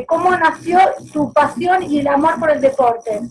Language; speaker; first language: Spanish; native; Spanish